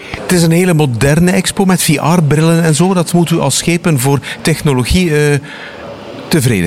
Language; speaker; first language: Dutch; native; Dutch